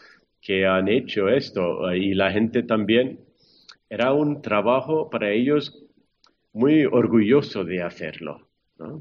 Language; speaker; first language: Spanish; non-native, fluent; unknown